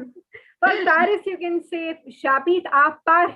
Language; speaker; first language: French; non-native, learner; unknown